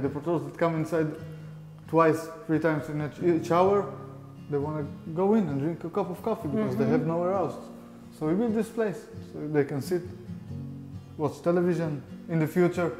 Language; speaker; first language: English; non-native, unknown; Hebrew